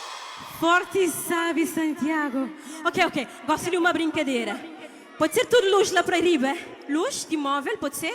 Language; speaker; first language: Portuguese; non-native, local second language; Kabuverdianu